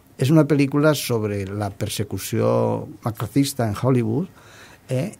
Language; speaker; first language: Catalan; non-native, local second language; Spanish